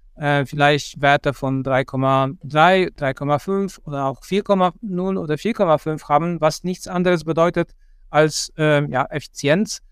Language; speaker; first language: German; non-native, fluent; Polish